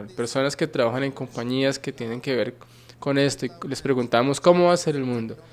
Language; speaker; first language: Spanish; non-native, fluent; Finnish